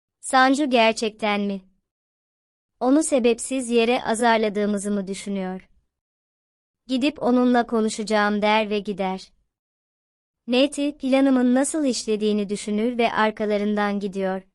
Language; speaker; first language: Turkish; native; Turkish